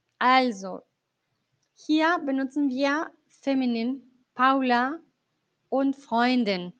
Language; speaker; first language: German; non-native, fluent; Spanish